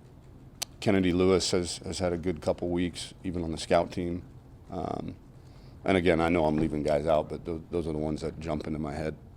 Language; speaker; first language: English; native; English